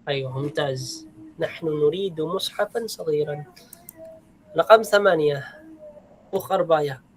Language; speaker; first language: Arabic; non-native, fluent; Filipino